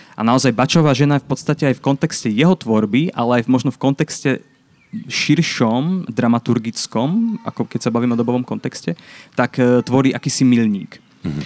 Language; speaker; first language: Slovak; native; Slovak